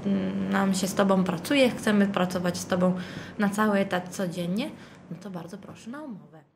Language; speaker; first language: Polish; early bilingual, heritage; Italian